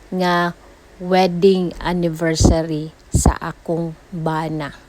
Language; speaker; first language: Cebuano; native; Cebuano